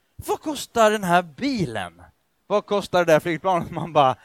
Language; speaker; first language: Swedish; native; Swedish